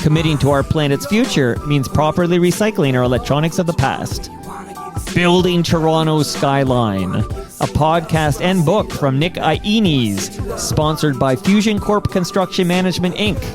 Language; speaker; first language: English; native; English